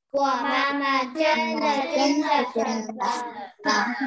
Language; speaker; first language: Chinese; early bilingual, heritage; Chinese